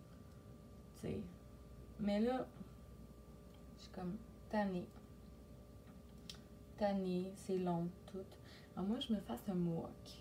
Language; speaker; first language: French; native; French